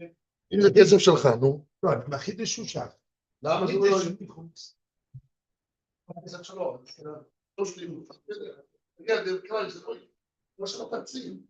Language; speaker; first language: Hebrew; non-native, fluent; English